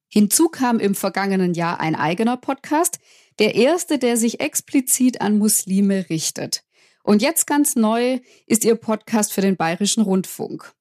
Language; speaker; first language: German; native; German